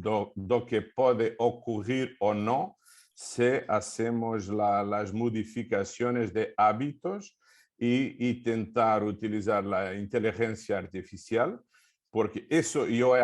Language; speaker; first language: Spanish; non-native, fluent; Portuguese